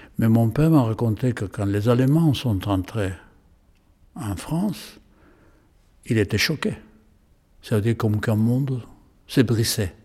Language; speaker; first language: French; non-native, fluent; Spanish